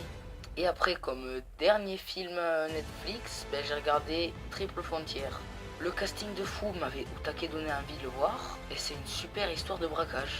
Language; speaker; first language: French; native; French